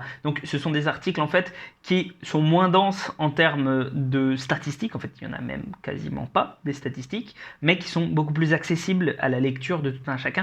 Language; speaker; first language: French; native; French